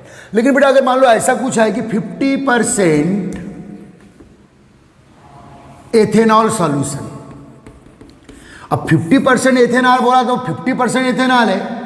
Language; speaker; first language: Hindi; native; Hindi